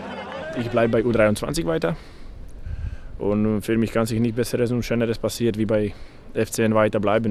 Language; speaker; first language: German; non-native, fluent; Slovak